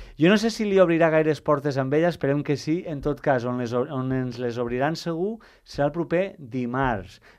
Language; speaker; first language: Catalan; native; Catalan